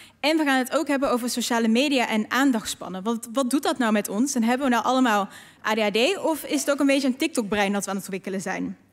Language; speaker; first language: Dutch; native; Dutch